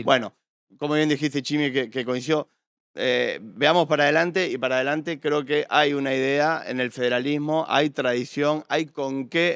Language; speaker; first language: Spanish; native; Spanish